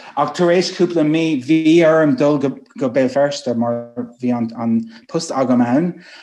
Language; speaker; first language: Irish; non-native, local second language; English